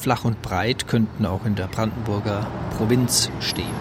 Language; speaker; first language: German; native; German